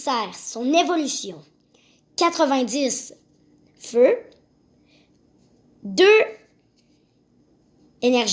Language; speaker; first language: French; native; French